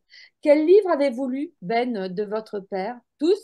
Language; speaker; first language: French; native; French